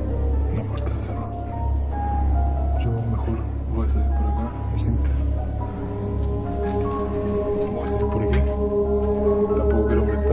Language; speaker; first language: Spanish; native; Spanish